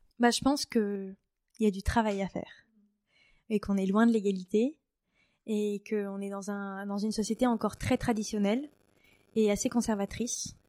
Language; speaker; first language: French; native; French